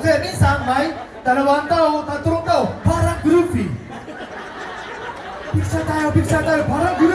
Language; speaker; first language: Filipino; non-native, fluent; Japanese